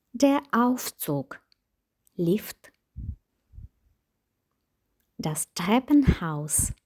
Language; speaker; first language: German; non-native, fluent; Ukrainian